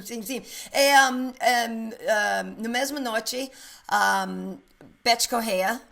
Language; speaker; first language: Portuguese; non-native, learner; English